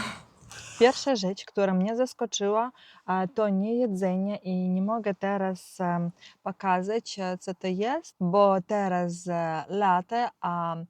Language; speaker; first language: Polish; non-native, learner; Ukrainian